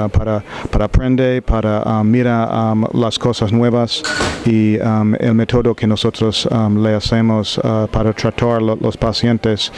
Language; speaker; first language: Spanish; non-native, learner; English